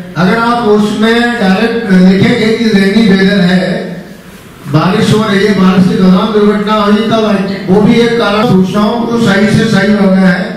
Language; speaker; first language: Hindi; native; Hindi